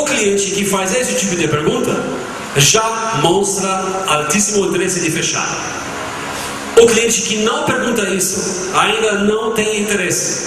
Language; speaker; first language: Portuguese; non-native, fluent; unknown